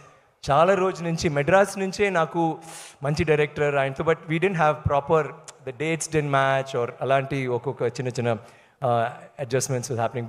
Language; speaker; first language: Telugu; non-native, learner; Tamil